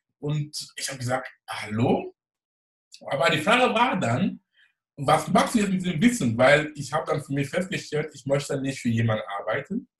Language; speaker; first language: German; non-native, fluent; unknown